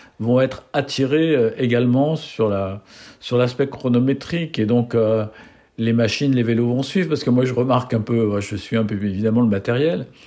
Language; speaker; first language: French; native; French